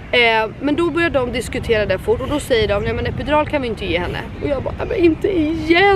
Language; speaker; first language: Swedish; native; Swedish